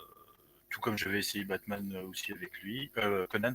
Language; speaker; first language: French; native; French